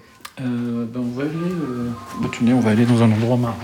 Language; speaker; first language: French; early bilingual, other home language; Arabic